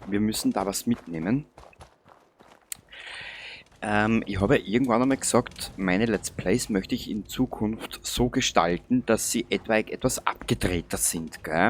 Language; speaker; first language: German; native; German